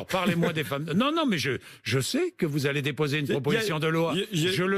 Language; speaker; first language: French; native; French